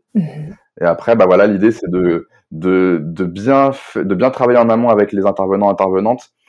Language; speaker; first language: French; native; French